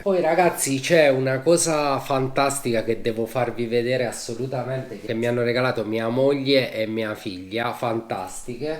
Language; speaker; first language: Italian; native; Italian